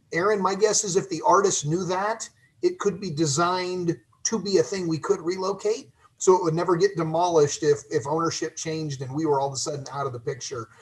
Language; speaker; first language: English; native; English